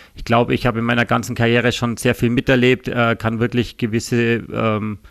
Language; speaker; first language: German; native; German